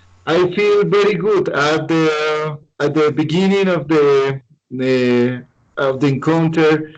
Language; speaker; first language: English; non-native, learner; Spanish